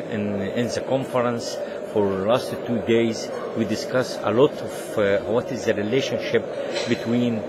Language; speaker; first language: English; non-native, learner; Arabic